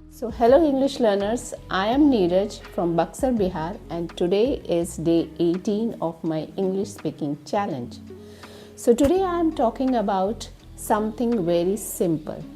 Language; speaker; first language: English; non-native, learner; Hindi